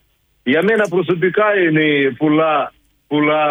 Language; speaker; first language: Greek; non-native, learner; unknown